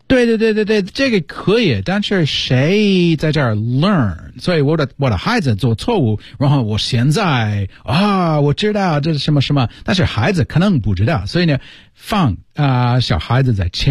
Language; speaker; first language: Chinese; non-native, fluent; English